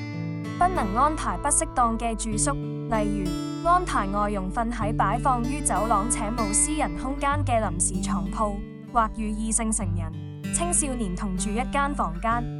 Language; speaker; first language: Cantonese; native; Cantonese